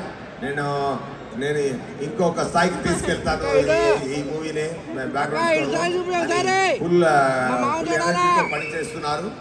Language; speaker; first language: Telugu; non-native, learner; Tamil